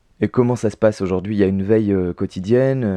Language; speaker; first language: French; native; French